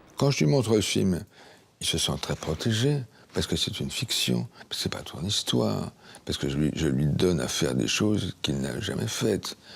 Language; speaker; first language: French; native; French